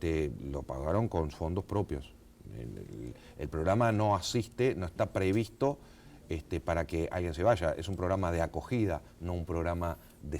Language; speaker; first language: Spanish; native; Spanish